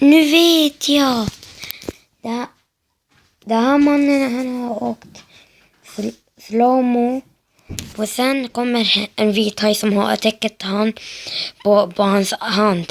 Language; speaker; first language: Swedish; non-native, learner; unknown